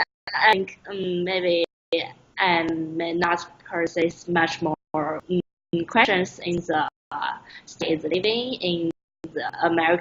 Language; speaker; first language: English; non-native, learner; Chinese